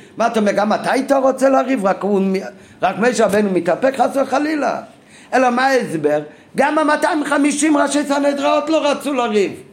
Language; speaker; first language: Hebrew; non-native, fluent; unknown